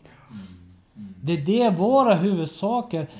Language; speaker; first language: Swedish; non-native, learner; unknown